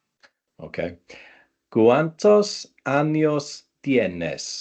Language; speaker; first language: Spanish; non-native, learner; Welsh